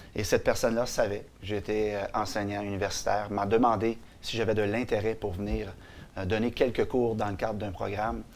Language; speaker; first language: French; native; French